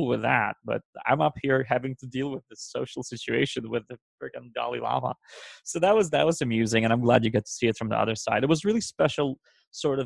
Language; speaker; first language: English; non-native, fluent; Hebrew